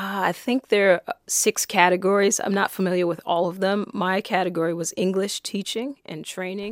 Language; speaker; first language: English; native; English